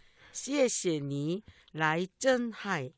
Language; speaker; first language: Chinese; non-native, learner; Korean